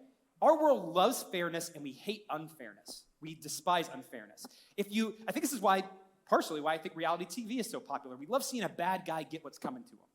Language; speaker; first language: English; native; English